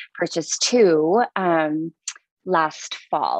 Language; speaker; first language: English; native; English